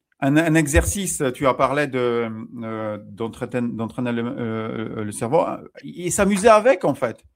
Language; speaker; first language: French; non-native, fluent; Polish